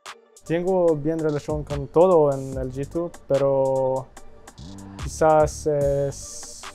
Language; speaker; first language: Spanish; early bilingual, heritage; Swedish